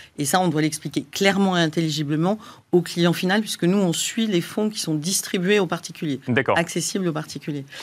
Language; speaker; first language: French; native; French